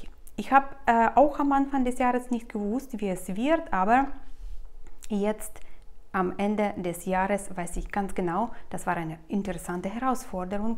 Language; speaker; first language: German; non-native, fluent; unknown